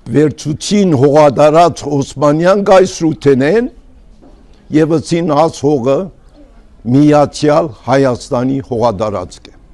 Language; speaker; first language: Armenian; early bilingual, heritage; Armenian